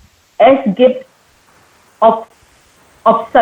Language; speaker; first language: German; non-native, learner; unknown